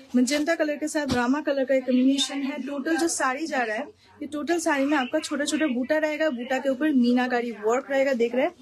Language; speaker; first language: Hindi; non-native, local second language; Bangla